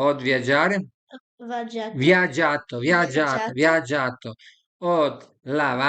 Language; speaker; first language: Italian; non-native, fluent; Serbian